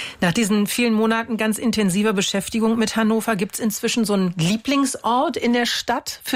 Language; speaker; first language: German; native; German